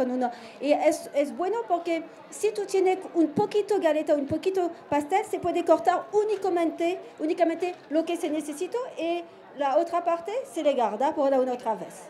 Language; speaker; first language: Spanish; non-native, learner; French